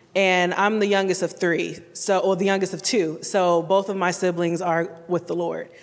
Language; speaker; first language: English; native; English